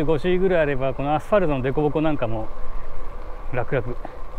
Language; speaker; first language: Japanese; native; Japanese